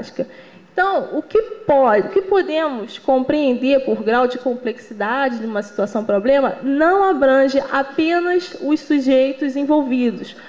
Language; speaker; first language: Portuguese; native; Portuguese